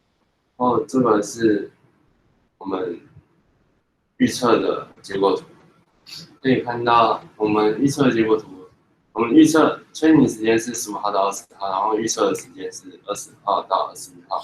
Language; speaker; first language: Chinese; native; Chinese